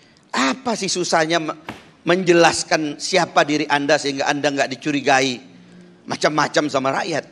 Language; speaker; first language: Indonesian; native; Indonesian